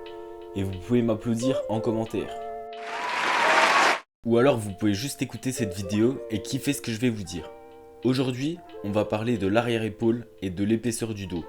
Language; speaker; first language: French; native; French